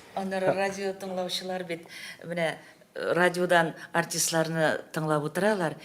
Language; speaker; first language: Tatar; native; Tatar